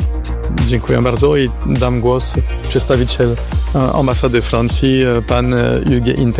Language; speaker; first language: Polish; non-native, fluent; French